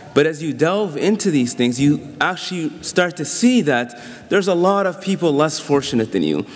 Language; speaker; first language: English; native; English